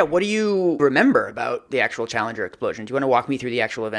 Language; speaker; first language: English; native; English